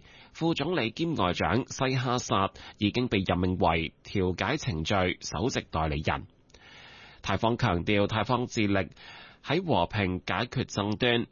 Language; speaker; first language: Cantonese; native; Cantonese